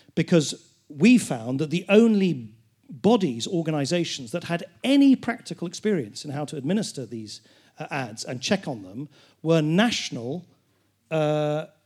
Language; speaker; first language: English; native; English